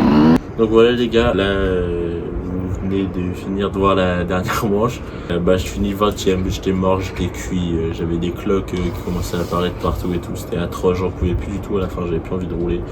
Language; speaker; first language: French; native; French